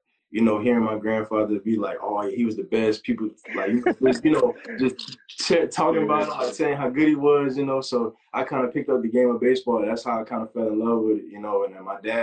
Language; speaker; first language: English; native; English